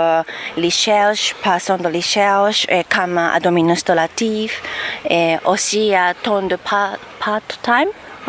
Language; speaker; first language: French; non-native, learner; Japanese